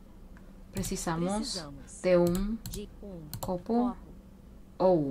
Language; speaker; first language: Portuguese; non-native, learner; English